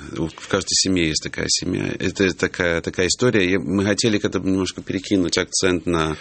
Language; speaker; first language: Russian; early bilingual, heritage; English